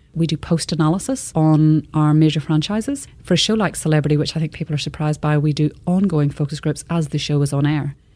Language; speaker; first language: English; native; English